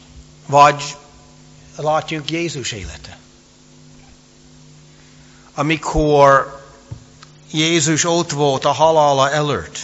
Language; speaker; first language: Hungarian; non-native, fluent; English